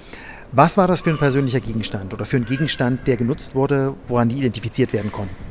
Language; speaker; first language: German; native; German